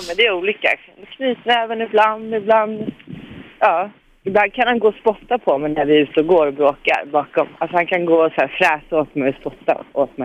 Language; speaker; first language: Swedish; native; Swedish